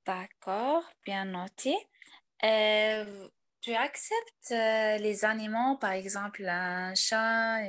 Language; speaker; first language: French; non-native, learner; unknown